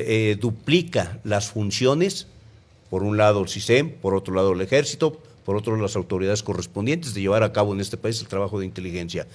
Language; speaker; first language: Spanish; native; Spanish